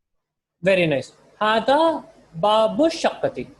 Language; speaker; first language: Arabic; non-native, fluent; Hindi